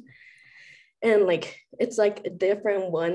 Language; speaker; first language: English; native; English